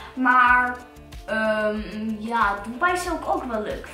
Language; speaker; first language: Dutch; native; Dutch